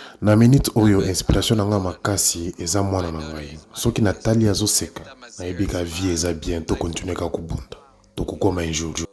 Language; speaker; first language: Lingala; non-native, local second language; Swahili